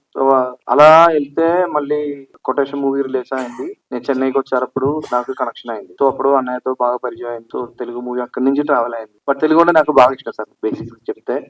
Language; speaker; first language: Telugu; non-native, learner; Malayalam